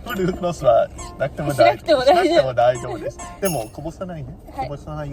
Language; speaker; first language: Japanese; non-native, learner; English